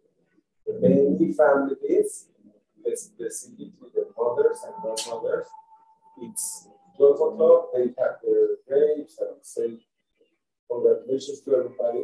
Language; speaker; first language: English; non-native, fluent; Spanish